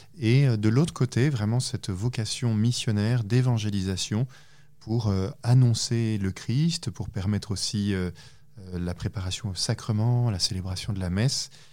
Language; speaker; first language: French; native; French